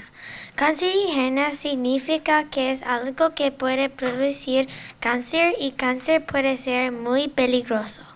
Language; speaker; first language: Spanish; non-native, learner; English